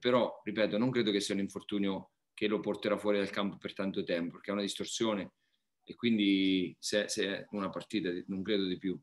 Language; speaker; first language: Italian; native; Italian